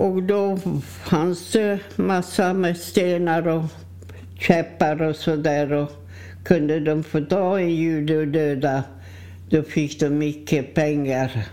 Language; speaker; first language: Swedish; non-native, fluent; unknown